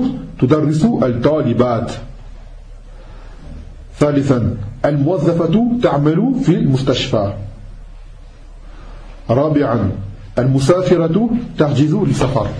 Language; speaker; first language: Arabic; non-native, fluent; French